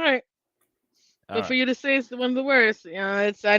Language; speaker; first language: English; native; English